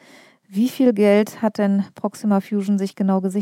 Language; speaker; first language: German; native; German